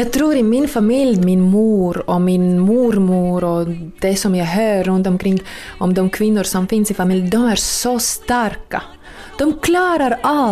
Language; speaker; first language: Swedish; non-native, fluent; Latvian